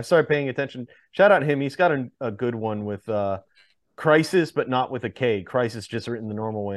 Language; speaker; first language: English; native; English